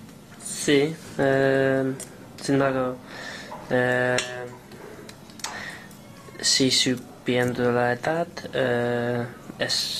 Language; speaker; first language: Spanish; non-native, learner; English